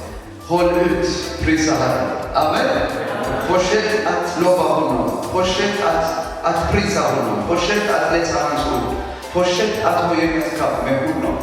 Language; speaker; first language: Swedish; non-native, fluent; Tigrinya